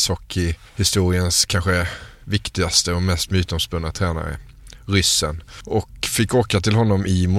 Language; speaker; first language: Swedish; native; Swedish